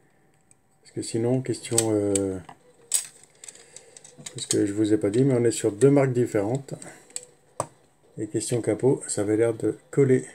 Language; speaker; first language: French; native; French